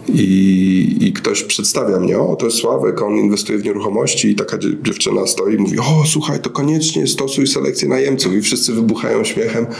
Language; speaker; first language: Polish; native; Polish